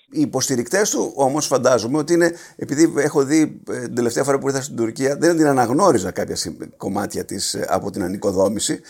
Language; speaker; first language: Greek; native; Greek